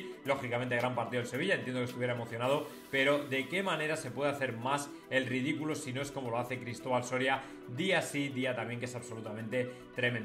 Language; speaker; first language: Spanish; native; Spanish